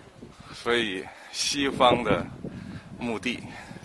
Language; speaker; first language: Chinese; native; Chinese